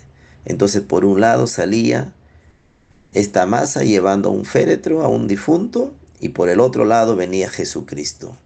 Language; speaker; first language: Spanish; native; Spanish